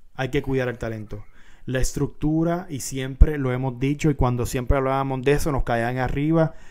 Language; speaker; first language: Spanish; native; Spanish